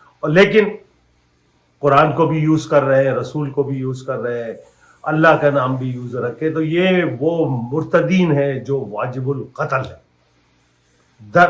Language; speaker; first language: Urdu; native; Urdu